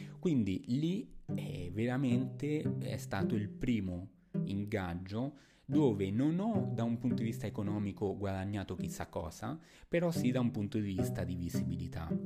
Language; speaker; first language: Italian; non-native, fluent; Spanish